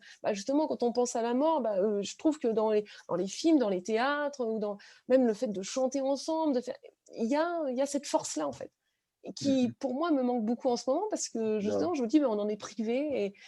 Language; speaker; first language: French; native; French